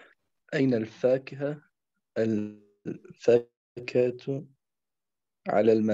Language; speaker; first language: Arabic; non-native, learner; German